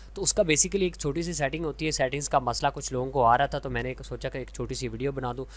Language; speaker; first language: Urdu; native; Urdu